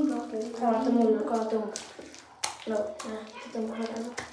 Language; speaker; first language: Estonian; early bilingual, heritage; Estonian